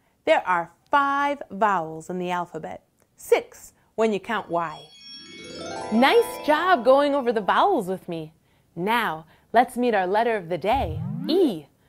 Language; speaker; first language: English; early bilingual, other home language; Spanish